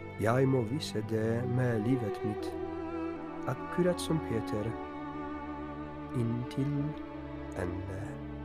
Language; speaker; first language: Norwegian; non-native, fluent; Polish